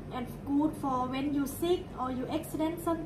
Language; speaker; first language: English; non-native, learner; Thai